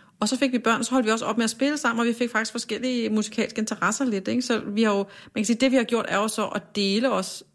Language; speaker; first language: Danish; native; Danish